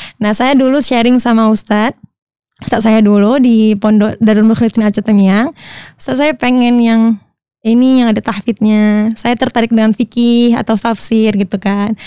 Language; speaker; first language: Indonesian; native; Indonesian